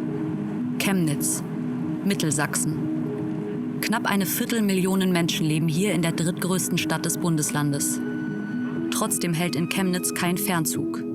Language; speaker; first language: German; native; German